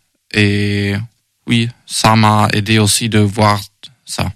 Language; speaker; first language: French; non-native, learner; German